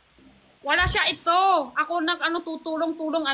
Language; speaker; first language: Filipino; non-native, learner; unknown